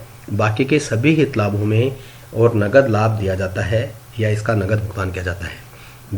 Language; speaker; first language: Hindi; native; Hindi